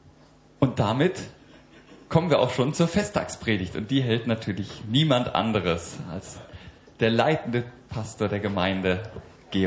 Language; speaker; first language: German; native; German